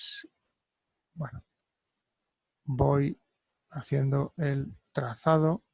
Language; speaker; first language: Spanish; native; Spanish